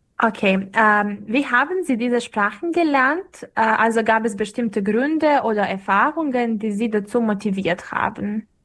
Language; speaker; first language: German; non-native, fluent; Serbian